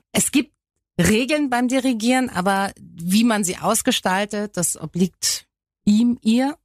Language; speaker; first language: German; native; German